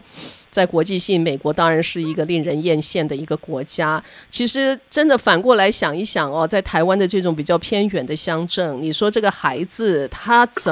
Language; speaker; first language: Chinese; native; Chinese